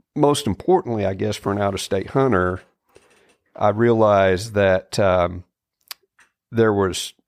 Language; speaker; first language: English; native; English